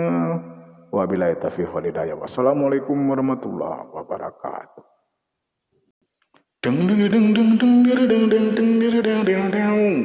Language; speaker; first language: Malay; non-native, local second language; Achinese